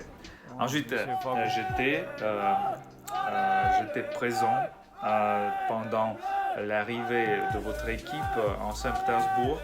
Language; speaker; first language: French; non-native, learner; Russian